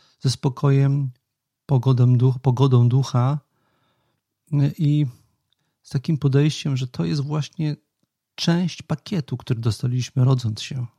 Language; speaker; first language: Polish; native; Polish